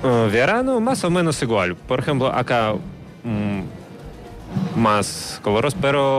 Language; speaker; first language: Spanish; non-native, learner; Russian